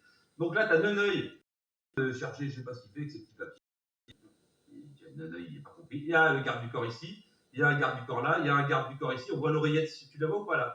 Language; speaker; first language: French; native; French